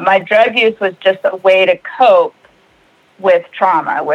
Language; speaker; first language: English; native; English